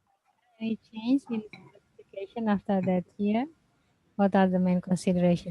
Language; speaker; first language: English; non-native, fluent; Indonesian